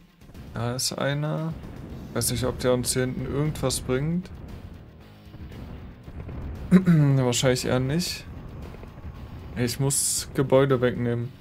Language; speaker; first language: German; native; German